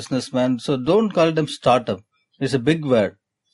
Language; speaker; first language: English; non-native, local second language; Tamil